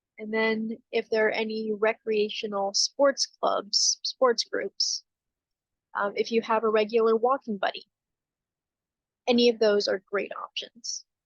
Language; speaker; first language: English; native; English